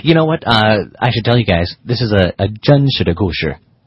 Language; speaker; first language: English; native; English